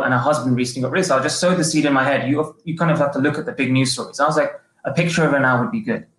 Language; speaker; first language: English; native; English